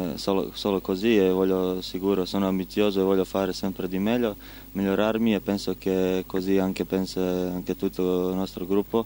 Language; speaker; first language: Italian; non-native, learner; Croatian